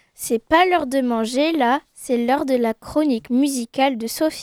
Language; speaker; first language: French; native; French